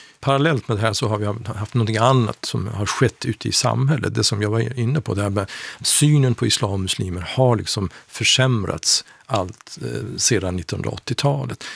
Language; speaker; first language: Swedish; non-native, fluent; Persian